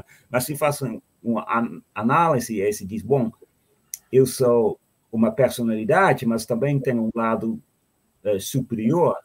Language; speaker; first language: Portuguese; non-native, fluent; Dutch